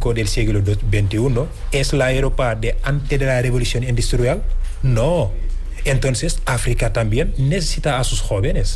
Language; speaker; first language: Spanish; non-native, fluent; Wolof